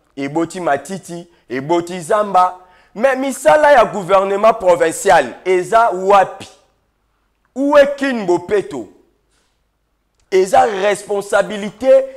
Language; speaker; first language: Lingala; native; Lingala